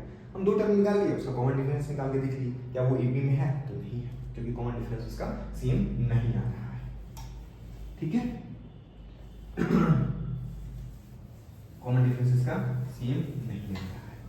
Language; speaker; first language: Hindi; native; Hindi